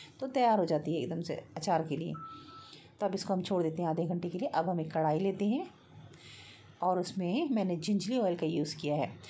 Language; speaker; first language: Hindi; native; Hindi